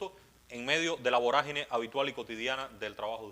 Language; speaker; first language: Spanish; native; Spanish